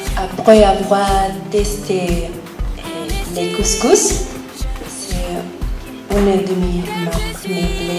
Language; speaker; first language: French; non-native, learner; Spanish